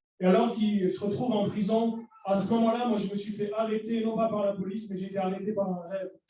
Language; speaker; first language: French; early bilingual, other home language; Arabic